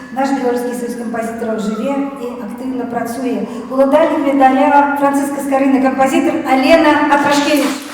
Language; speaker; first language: Belarusian; non-native, local second language; Russian